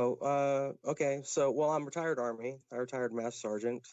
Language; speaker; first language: English; native; English